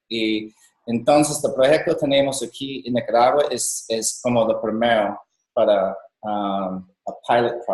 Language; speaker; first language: Spanish; non-native, learner; English